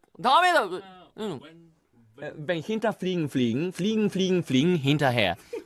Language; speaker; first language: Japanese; early bilingual, heritage; Japanese